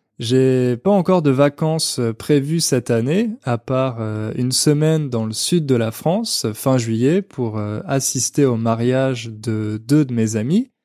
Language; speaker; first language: French; native; French